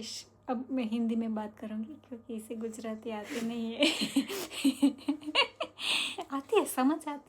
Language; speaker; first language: Hindi; non-native, local second language; Gujarati